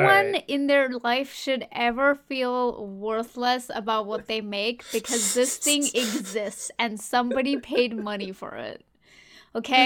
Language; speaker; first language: English; native; English